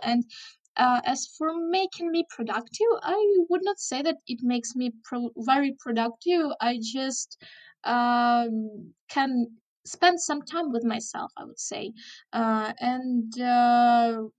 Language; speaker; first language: English; non-native, fluent; Ukrainian